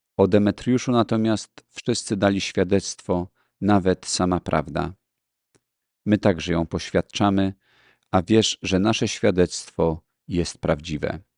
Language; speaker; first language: Polish; native; Polish